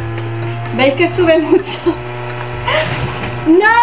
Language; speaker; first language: Spanish; native; Spanish